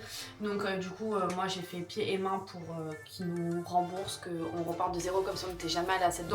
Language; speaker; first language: French; native; French